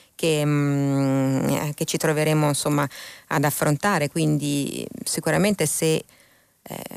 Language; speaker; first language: Italian; native; Italian